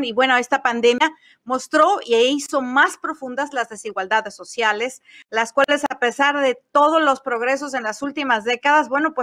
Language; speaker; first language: Spanish; native; Spanish